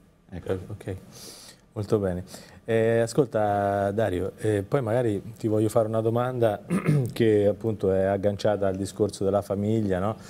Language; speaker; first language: Italian; native; Italian